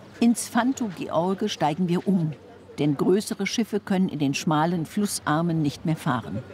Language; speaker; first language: German; native; German